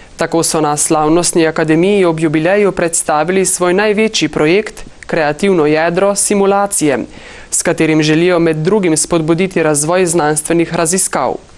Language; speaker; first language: Slovenian; native; Slovenian